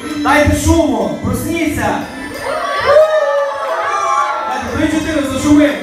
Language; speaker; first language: Ukrainian; native; Ukrainian